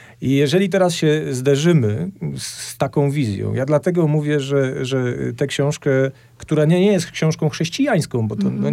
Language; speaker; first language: Polish; native; Polish